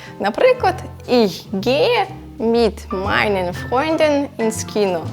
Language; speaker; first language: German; non-native, fluent; Ukrainian